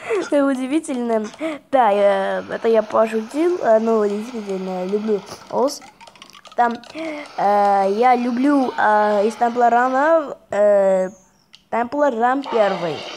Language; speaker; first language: Russian; non-native, fluent; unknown